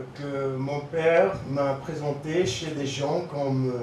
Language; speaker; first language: French; non-native, learner; English